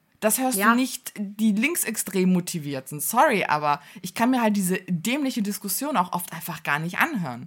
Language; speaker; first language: German; early bilingual, other home language; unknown